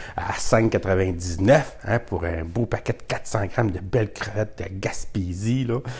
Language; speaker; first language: French; native; French